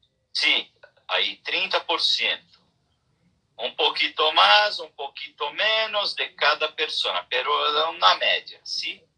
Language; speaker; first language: Spanish; non-native, learner; Portuguese